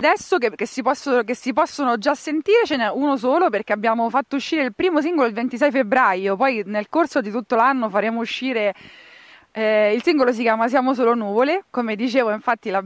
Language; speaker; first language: Italian; native; Italian